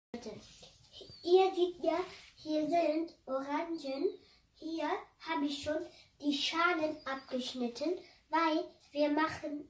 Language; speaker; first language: German; non-native, fluent; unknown